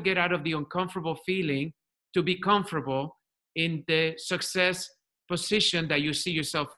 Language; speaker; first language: English; non-native, fluent; Spanish